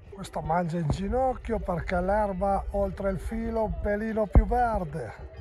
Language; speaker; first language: Italian; native; Italian